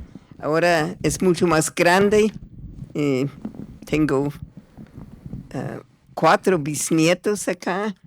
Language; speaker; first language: Spanish; non-native, fluent; English